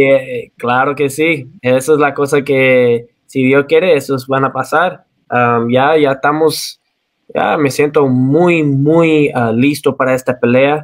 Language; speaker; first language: Spanish; early bilingual, heritage; Spanish